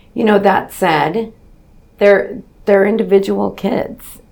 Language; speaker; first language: English; early bilingual, other home language; Spanish